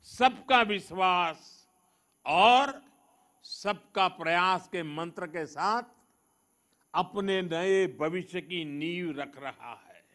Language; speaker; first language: Hindi; non-native, local second language; Gujarati